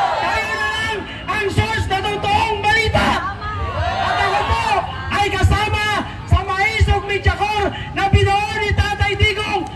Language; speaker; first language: Filipino; native; Filipino